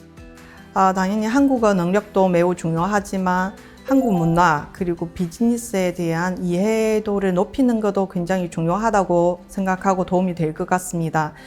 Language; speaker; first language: Korean; non-native, fluent; Chinese